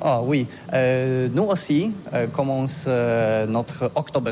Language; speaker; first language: French; non-native, learner; Polish